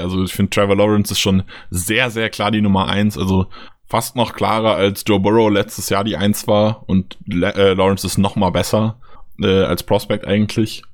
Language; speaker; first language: German; native; German